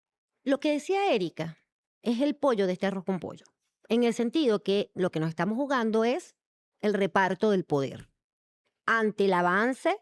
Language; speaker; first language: Spanish; native; Spanish